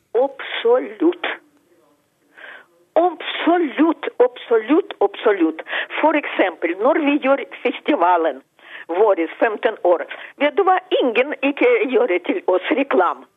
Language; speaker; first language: Norwegian; non-native, fluent; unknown